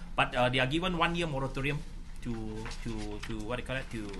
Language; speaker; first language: English; non-native, local second language; Malay